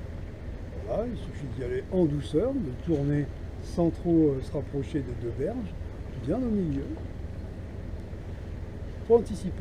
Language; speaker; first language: French; native; French